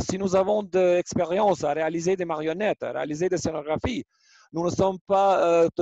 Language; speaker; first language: French; non-native, learner; Albanian